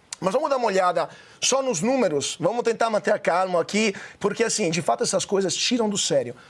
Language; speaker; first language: Portuguese; non-native, fluent; Italian